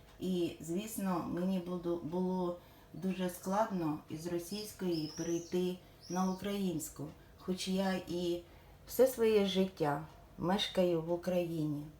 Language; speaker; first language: Ukrainian; non-native, local second language; Russian